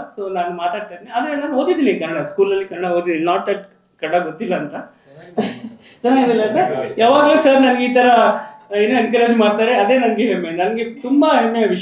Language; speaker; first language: Kannada; non-native, local second language; Urdu